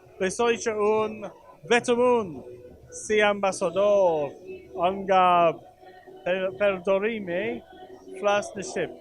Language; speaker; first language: Albanian; non-native, learner; English